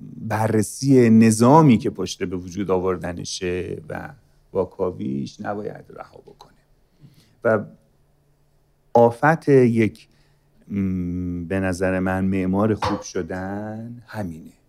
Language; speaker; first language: Persian; native; Persian